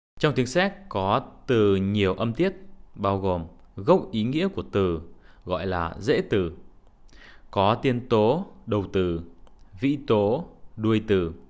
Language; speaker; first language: Vietnamese; native; Vietnamese